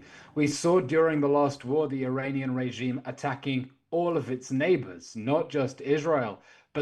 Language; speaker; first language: English; native; English